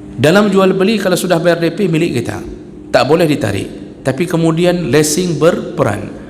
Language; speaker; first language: Malay; non-native, local second language; Achinese